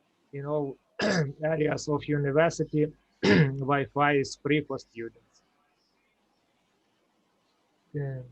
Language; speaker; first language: English; non-native, learner; Ukrainian